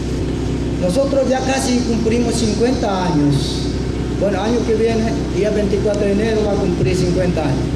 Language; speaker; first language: Spanish; non-native, learner; Japanese